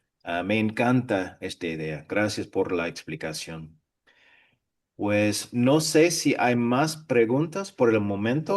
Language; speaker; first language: Spanish; non-native, fluent; English